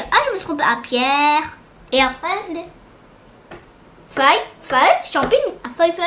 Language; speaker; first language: French; early bilingual, heritage; French